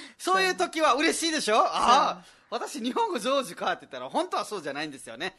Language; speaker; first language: Japanese; non-native, fluent; Nepali